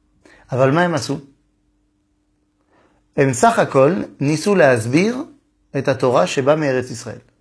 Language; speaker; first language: Hebrew; non-native, fluent; French